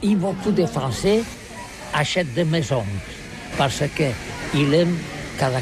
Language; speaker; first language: French; non-native, learner; Catalan